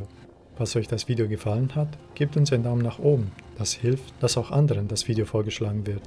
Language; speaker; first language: German; native; German